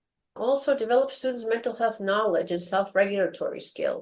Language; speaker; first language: English; non-native, fluent; Greek